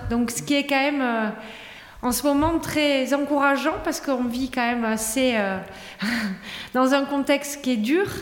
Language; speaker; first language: French; native; French